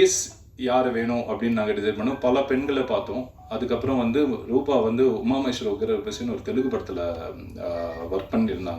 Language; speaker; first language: Tamil; native; Tamil